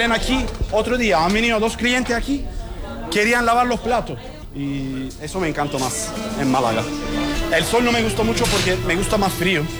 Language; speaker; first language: Spanish; non-native, learner; Turkish